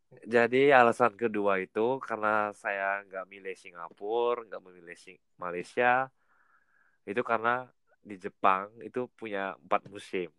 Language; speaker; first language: Indonesian; native; Indonesian